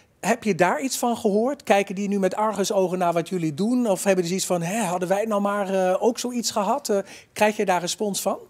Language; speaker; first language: Dutch; native; Dutch